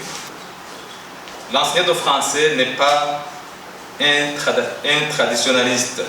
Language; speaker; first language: French; non-native, local second language; Rundi